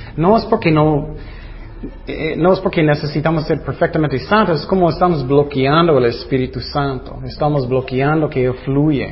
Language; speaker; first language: Spanish; non-native, fluent; English